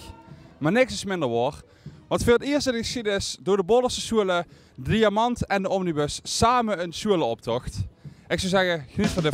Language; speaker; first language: Dutch; native; Dutch